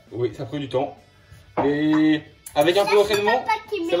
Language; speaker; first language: French; native; French